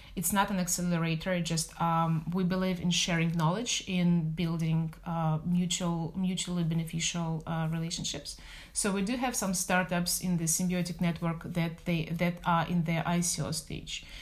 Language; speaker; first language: English; non-native, fluent; Russian